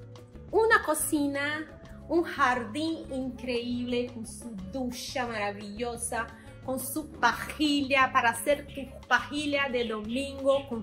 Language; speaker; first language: Spanish; non-native, learner; Portuguese